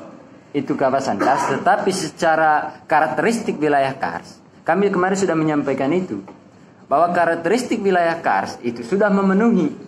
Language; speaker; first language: Indonesian; native; Indonesian